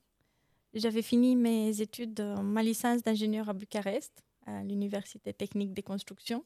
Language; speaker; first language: French; non-native, fluent; Romanian